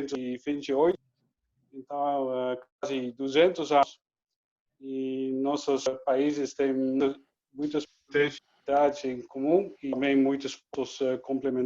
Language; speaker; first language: Portuguese; non-native, learner; Dutch